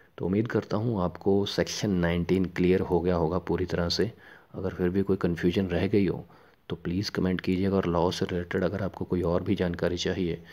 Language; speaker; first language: Hindi; non-native, local second language; Punjabi